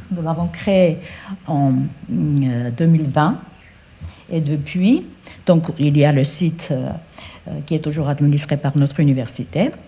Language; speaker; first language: French; non-native, fluent; Georgian